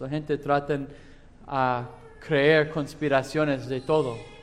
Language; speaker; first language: Spanish; non-native, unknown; English